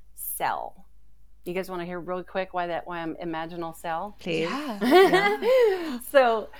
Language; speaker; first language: English; native; English